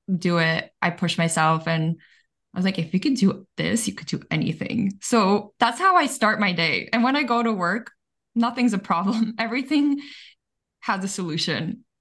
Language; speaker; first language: English; early bilingual, other home language; Bulgarian